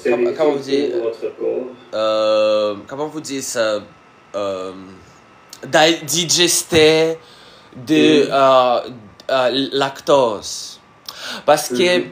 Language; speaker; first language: French; non-native, learner; Russian